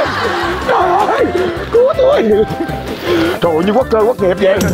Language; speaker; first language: Vietnamese; native; Vietnamese